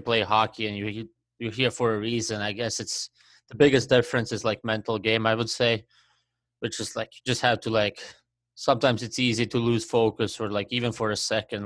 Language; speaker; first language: English; non-native, fluent; Latvian